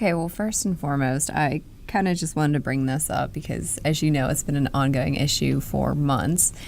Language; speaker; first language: English; native; English